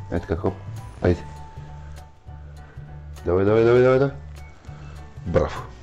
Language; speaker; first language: Bulgarian; native; Bulgarian